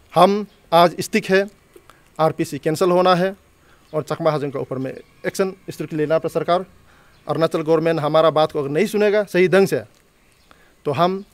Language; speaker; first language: Hindi; non-native, local second language; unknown